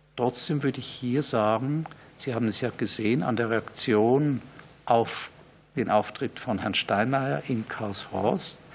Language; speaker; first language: German; native; German